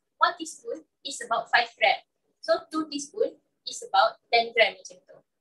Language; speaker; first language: English; non-native, local second language; Malay